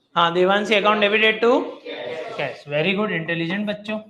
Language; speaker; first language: Hindi; non-native, local second language; Gujarati